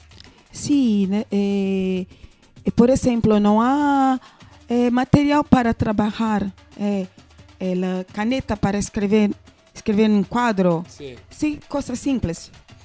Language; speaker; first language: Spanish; non-native, learner; Portuguese